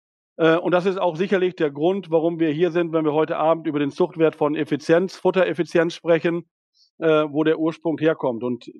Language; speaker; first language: German; native; German